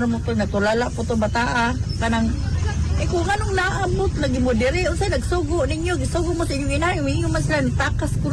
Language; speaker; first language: Cebuano; native; Cebuano